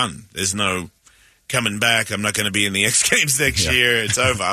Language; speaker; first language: English; native; English